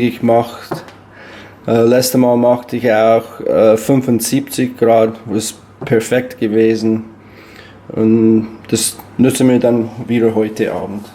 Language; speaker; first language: German; non-native, learner; English